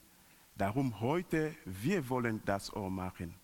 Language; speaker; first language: German; non-native, learner; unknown